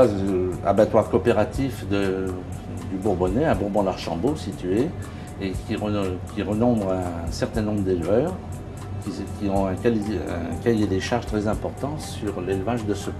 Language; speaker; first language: French; native; French